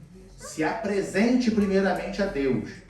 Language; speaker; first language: Portuguese; native; Portuguese